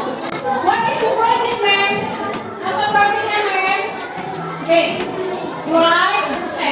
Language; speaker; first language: English; non-native, fluent; Indonesian